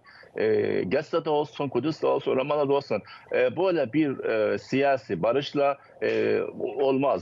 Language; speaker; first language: Turkish; non-native, fluent; Arabic